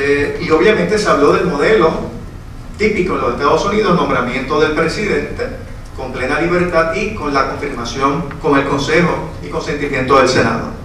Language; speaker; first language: Spanish; native; Spanish